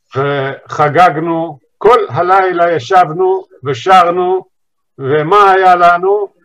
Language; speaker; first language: Hebrew; early bilingual, other home language; Arabic